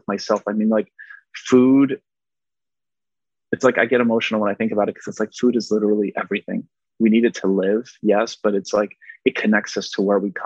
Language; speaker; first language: English; non-native, fluent; Polish